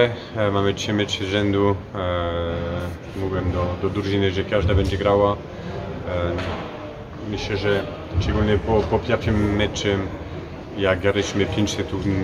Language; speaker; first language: Polish; non-native, fluent; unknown